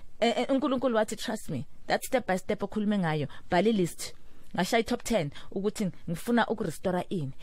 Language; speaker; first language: Zulu; non-native, local second language; Southern Sotho